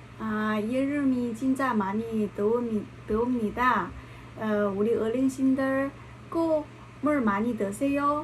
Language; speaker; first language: Korean; non-native, learner; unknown